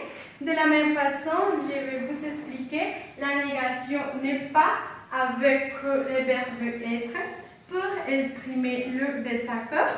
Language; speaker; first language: French; non-native, fluent; Spanish